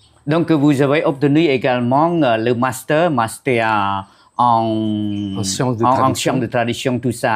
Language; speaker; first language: French; non-native, fluent; Khmer